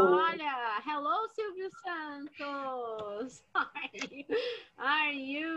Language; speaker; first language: English; non-native, learner; Portuguese